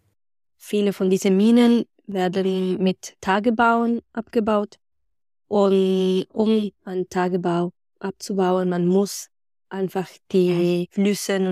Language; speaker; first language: German; non-native, fluent; Spanish